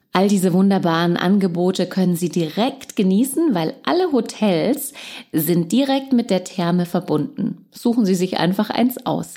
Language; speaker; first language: German; native; German